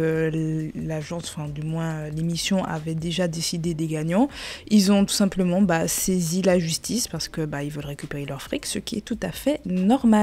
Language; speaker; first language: French; native; French